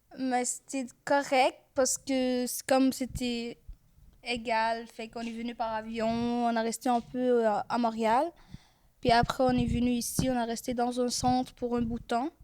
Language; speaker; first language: French; early bilingual, other home language; Arabic